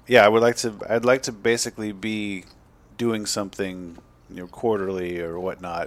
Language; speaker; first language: English; native; English